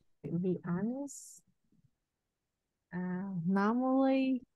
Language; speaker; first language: English; non-native, learner; Vietnamese